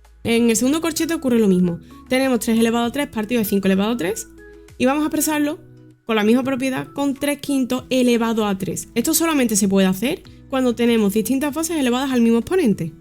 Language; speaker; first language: Spanish; native; Spanish